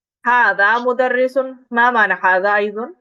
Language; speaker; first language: Arabic; non-native, fluent; Urdu